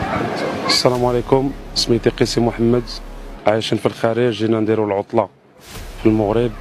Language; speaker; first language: Arabic; early bilingual, heritage; Arabic